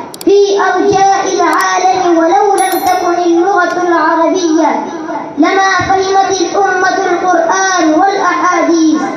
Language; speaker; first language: Arabic; non-native, learner; Urdu